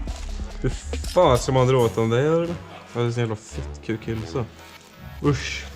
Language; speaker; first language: Swedish; native; Swedish